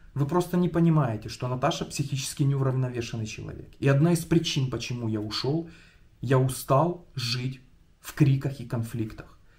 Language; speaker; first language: Russian; non-native, local second language; Ukrainian